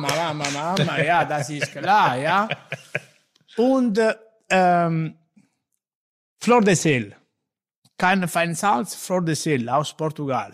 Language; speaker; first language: German; non-native, learner; Italian